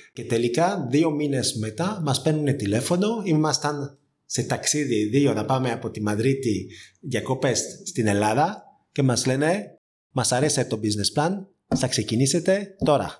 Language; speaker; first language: Greek; non-native, fluent; French